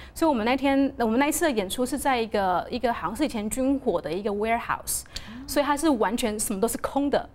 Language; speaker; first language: Chinese; native; Chinese